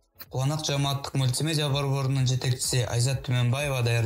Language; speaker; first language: Kyrgyz; native; Kyrgyz